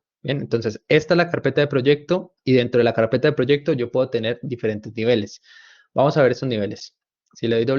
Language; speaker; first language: Spanish; native; Spanish